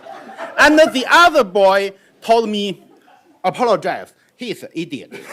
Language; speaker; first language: English; non-native, learner; Chinese